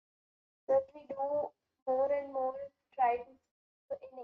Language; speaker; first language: English; non-native, learner; Hindi